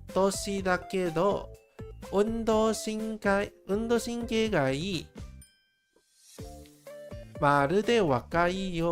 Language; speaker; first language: Japanese; non-native, learner; English